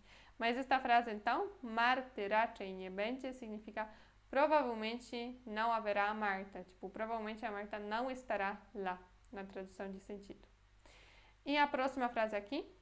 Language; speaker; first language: Portuguese; non-native, fluent; Polish